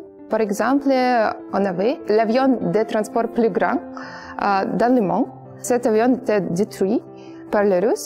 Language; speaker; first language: French; non-native, learner; Ukrainian